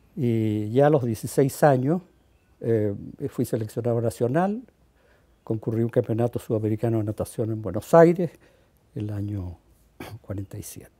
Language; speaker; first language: Spanish; native; Spanish